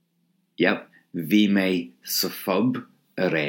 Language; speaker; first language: Irish; non-native, local second language; English